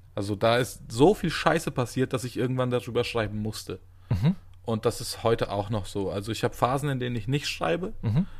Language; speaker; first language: German; native; German